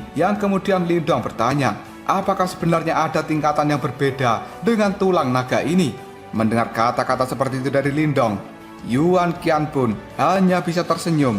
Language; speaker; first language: Indonesian; native; Indonesian